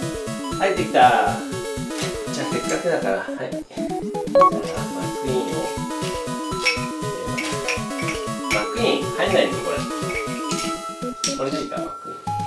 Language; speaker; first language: Japanese; native; Japanese